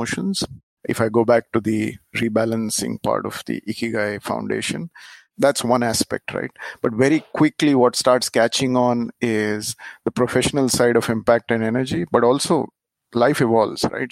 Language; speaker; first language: English; non-native, local second language; Marathi